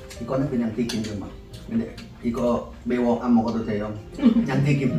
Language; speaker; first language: Korean; non-native, learner; Thai